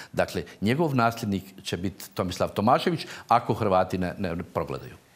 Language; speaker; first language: Croatian; native; Croatian